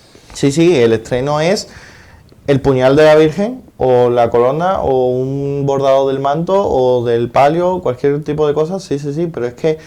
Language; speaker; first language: Spanish; native; Spanish